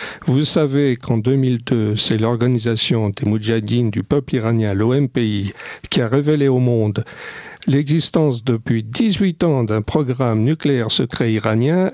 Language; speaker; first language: French; native; French